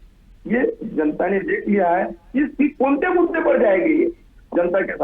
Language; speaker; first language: Hindi; non-native, local second language; Marathi